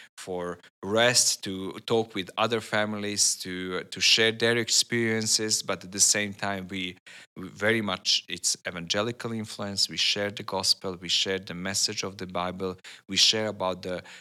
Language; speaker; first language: English; non-native, learner; Serbian